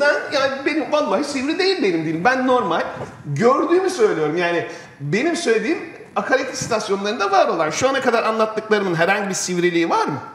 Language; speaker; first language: Turkish; native; Turkish